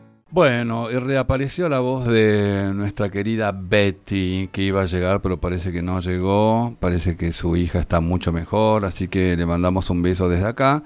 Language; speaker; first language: Spanish; native; Spanish